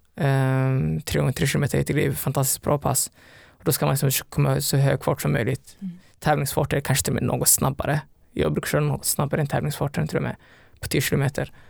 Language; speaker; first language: Swedish; early bilingual, other home language; Somali